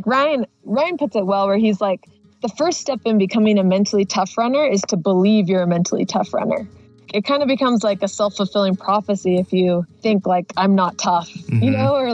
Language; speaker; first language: English; native; English